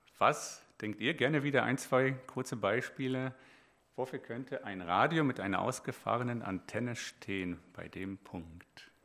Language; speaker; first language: German; native; German